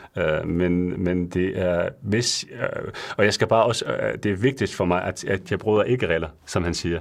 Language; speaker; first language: Danish; non-native, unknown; Arabic